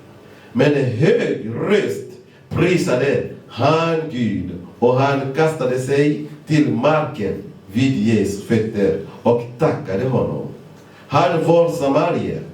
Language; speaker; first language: Swedish; non-native, fluent; Lingala